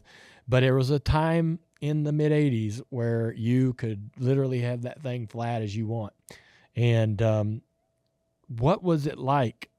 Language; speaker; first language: English; native; English